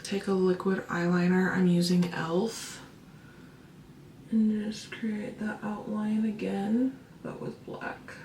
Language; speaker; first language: English; native; English